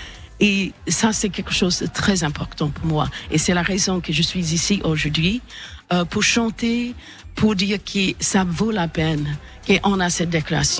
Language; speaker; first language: French; non-native, fluent; English